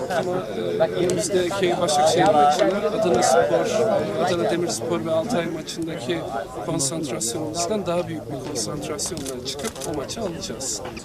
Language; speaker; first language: Turkish; non-native, fluent; Arabic